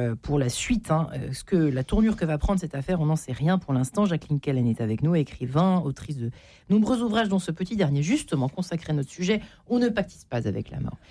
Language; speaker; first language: French; native; French